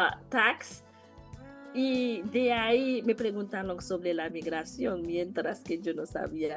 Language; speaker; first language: Spanish; non-native, learner; Haitian Creole